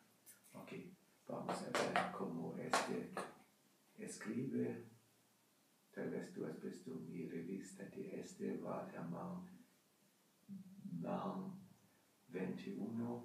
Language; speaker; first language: Spanish; non-native, learner; German